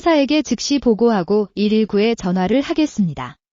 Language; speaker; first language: Korean; non-native, learner; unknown